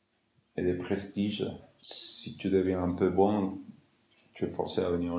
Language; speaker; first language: French; non-native, fluent; Spanish